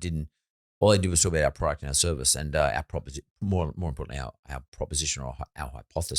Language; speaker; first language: English; native; English